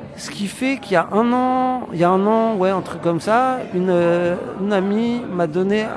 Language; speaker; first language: French; native; French